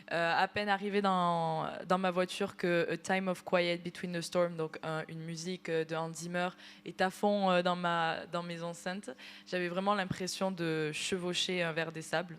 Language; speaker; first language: French; native; French